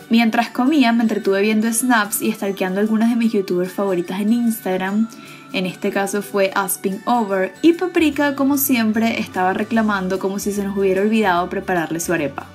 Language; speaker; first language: Spanish; native; Spanish